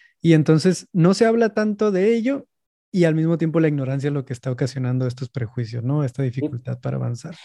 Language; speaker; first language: Spanish; native; Spanish